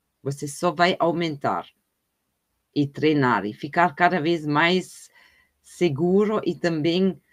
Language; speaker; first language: Portuguese; non-native, fluent; German